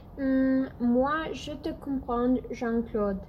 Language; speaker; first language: French; non-native, learner; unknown